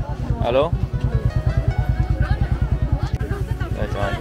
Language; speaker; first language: French; non-native, fluent; Vietnamese